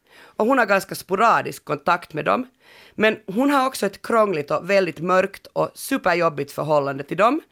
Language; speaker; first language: Swedish; native; Swedish